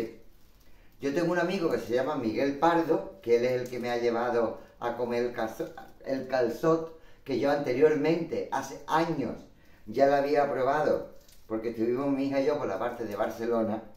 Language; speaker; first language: Spanish; native; Spanish